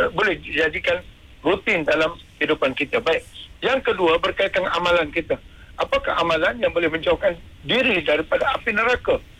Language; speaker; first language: Malay; native; Malay